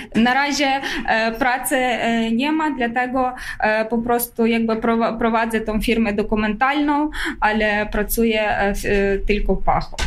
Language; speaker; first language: Polish; non-native, fluent; Ukrainian